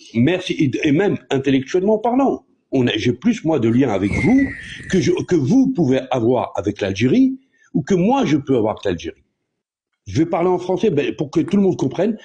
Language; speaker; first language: French; non-native, local second language; Kabyle